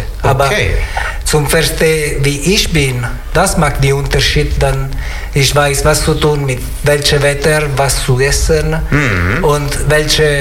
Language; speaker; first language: German; non-native, learner; Italian